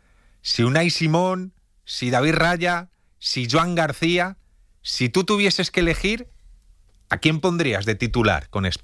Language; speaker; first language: Spanish; native; Spanish